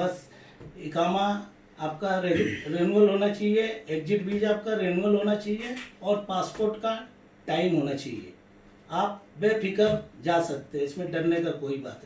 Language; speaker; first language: Hindi; non-native, local second language; Bhojpuri